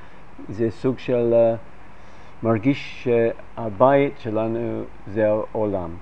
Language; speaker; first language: Hebrew; non-native, fluent; English